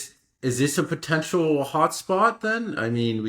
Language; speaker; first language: English; native; English